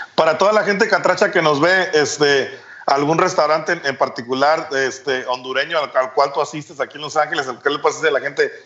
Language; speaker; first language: Spanish; native; Spanish